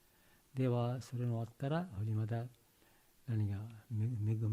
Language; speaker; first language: Japanese; non-native, learner; Bangla